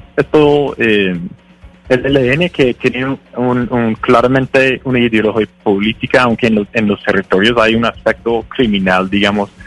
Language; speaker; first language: Spanish; non-native, fluent; English